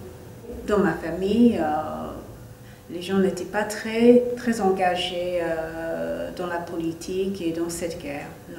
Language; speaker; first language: French; non-native, fluent; English